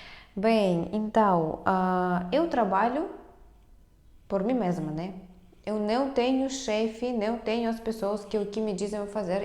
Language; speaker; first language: Portuguese; non-native, fluent; Russian